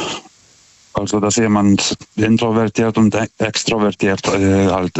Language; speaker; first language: German; native; German